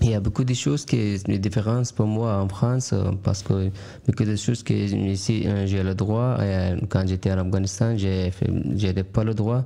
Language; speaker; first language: French; non-native, learner; Persian